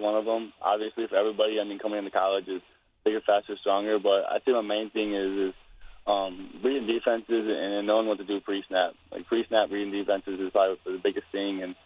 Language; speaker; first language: English; native; English